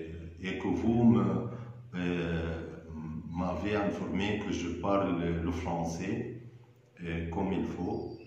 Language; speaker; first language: French; non-native, fluent; Arabic